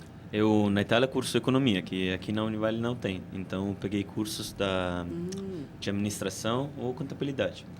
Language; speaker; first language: Portuguese; non-native, fluent; Italian